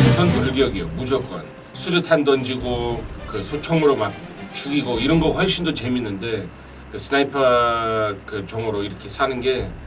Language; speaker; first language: Korean; non-native, fluent; English